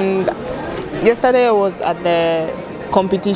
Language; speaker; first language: English; non-native, local second language; Swahili